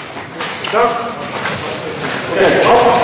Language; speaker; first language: English; non-native, learner; Polish